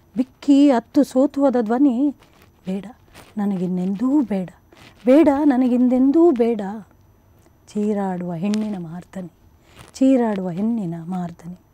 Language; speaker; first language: Kannada; non-native, local second language; Konkani